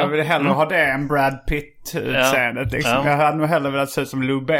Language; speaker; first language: Swedish; native; Swedish